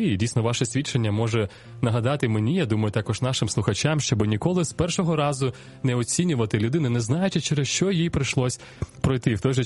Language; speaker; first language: Ukrainian; native; Ukrainian